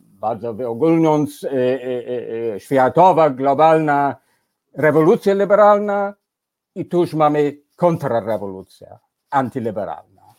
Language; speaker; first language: Polish; non-native, fluent; English